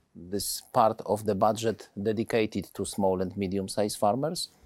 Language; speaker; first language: English; non-native, learner; Polish